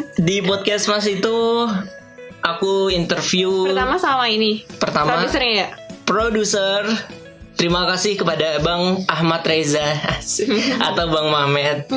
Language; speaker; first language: Indonesian; native; Indonesian